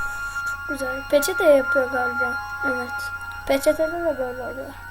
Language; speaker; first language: Turkish; native; Turkish